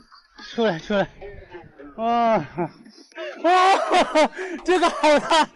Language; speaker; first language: Chinese; native; Chinese